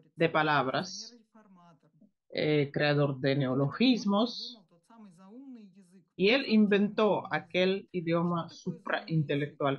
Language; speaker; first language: Spanish; non-native, fluent; Russian